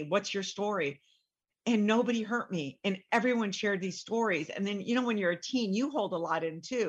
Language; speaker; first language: English; native; English